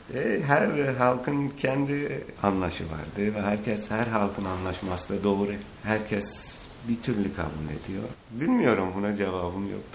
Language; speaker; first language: Turkish; non-native, learner; Azerbaijani